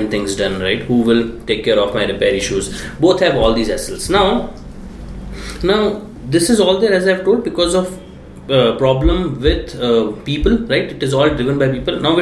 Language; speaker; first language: English; non-native, local second language; Hindi